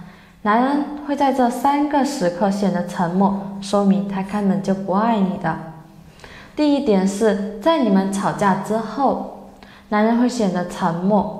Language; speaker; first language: Chinese; native; Chinese